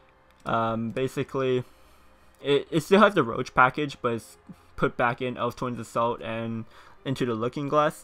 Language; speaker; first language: English; native; English